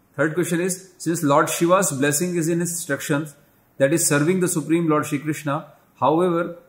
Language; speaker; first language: English; non-native, local second language; Hindi